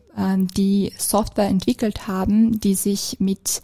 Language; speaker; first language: German; non-native, fluent; Serbian